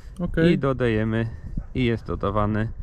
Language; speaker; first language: Polish; non-native, learner; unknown